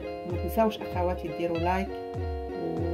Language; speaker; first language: Arabic; native; Arabic